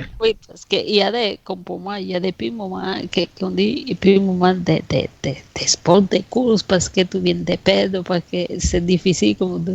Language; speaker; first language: French; non-native, fluent; Spanish